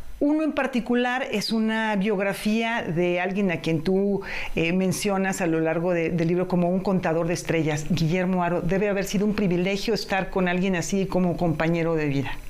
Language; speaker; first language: Spanish; native; Spanish